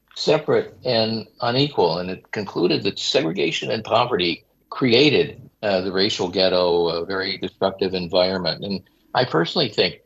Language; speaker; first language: English; native; English